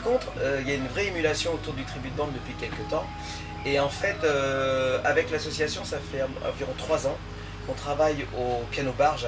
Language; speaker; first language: French; native; French